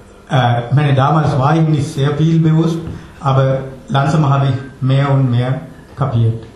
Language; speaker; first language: German; non-native, learner; Sinhala